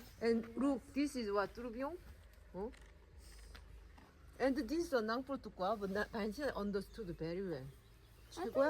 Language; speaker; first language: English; non-native, learner; Korean